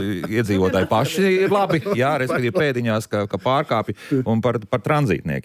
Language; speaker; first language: Latvian; native; Latvian